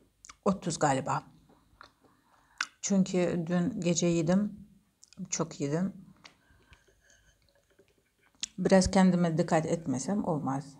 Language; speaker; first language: Turkish; non-native, learner; Russian